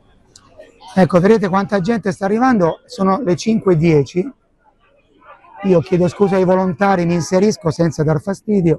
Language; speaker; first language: Italian; native; Italian